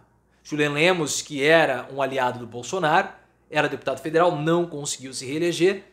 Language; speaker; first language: Portuguese; native; Portuguese